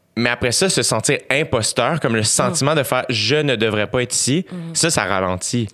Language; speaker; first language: French; native; French